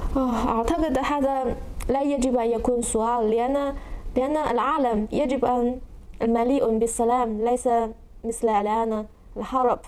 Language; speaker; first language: Arabic; non-native, learner; Chinese